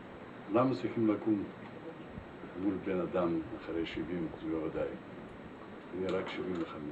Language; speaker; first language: Hebrew; non-native, fluent; Russian